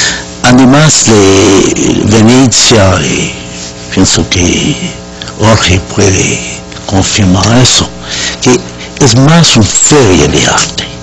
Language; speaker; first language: Spanish; non-native, fluent; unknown